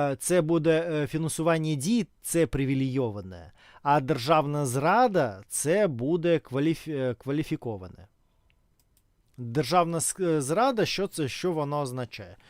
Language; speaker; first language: Ukrainian; non-native, local second language; Russian